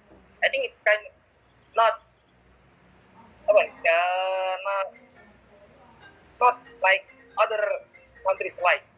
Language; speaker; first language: English; non-native, learner; Indonesian